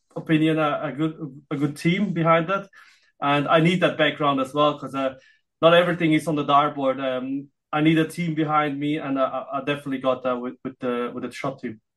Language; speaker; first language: English; non-native, fluent; Filipino